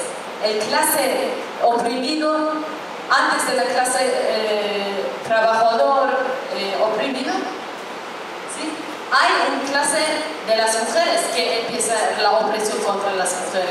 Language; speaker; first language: Spanish; non-native, fluent; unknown